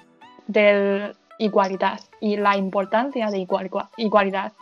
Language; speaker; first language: Spanish; non-native, learner; Chinese